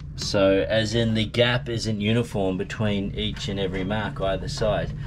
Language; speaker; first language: English; native; English